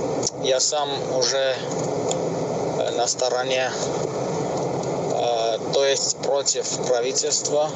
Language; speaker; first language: Russian; non-native, fluent; Armenian